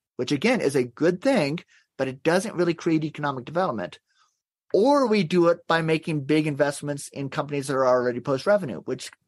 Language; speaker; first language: English; native; English